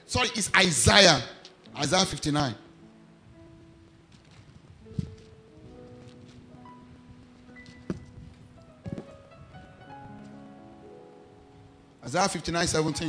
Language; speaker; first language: English; non-native, local second language; Yoruba